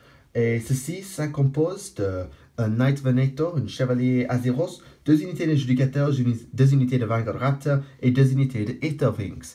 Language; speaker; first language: French; non-native, fluent; English